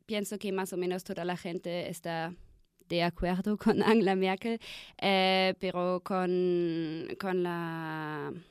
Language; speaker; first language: Spanish; non-native, learner; German